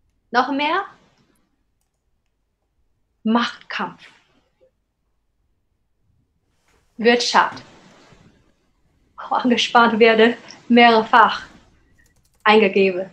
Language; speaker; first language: German; non-native, fluent; Chinese